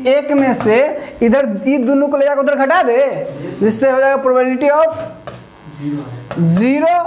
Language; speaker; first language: Hindi; native; Hindi